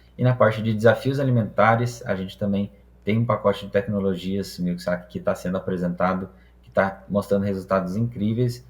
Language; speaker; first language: Portuguese; non-native, fluent; Hebrew